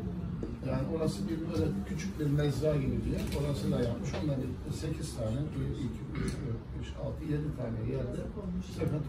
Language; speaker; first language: Turkish; native; Turkish